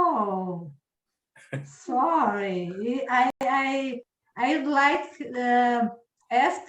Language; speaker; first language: English; non-native, learner; Portuguese